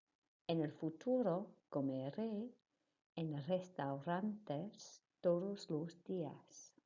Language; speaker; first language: Spanish; non-native, fluent; English